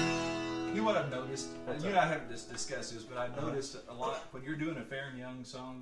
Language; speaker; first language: English; native; English